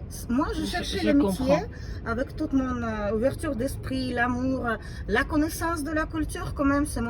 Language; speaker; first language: French; non-native, fluent; Russian